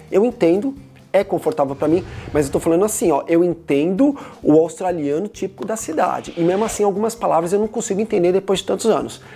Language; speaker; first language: Portuguese; native; Portuguese